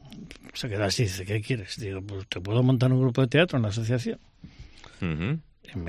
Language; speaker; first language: Spanish; native; Spanish